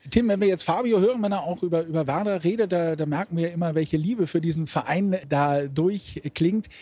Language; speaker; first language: German; native; German